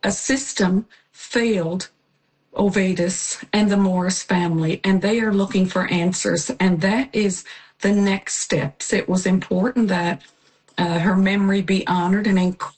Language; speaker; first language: English; native; English